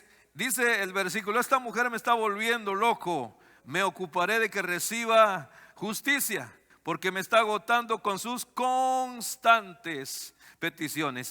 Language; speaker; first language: Spanish; native; Spanish